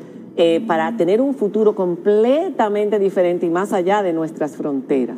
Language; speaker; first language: Spanish; native; Spanish